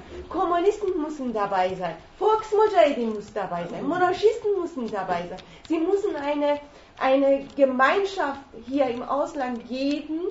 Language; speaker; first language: German; non-native, learner; Persian